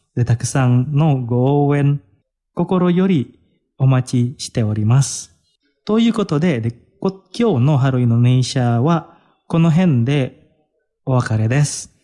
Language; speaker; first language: Japanese; non-native, fluent; Indonesian